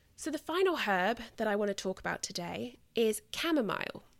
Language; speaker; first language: English; native; English